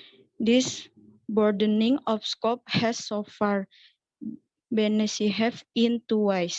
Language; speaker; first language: English; non-native, learner; Indonesian